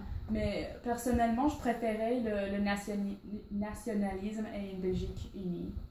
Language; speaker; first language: French; non-native, learner; English